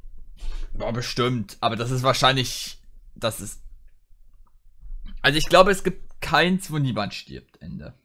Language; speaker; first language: German; native; German